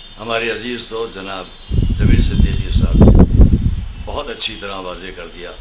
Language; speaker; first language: Urdu; native; Urdu